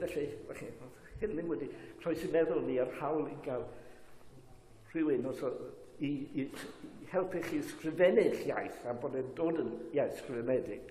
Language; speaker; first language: Welsh; native; Welsh